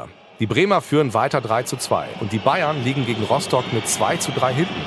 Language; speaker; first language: German; native; German